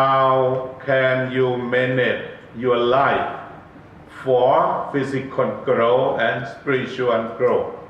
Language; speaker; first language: English; non-native, learner; Thai